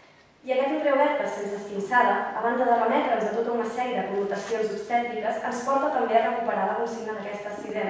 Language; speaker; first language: Catalan; native; Catalan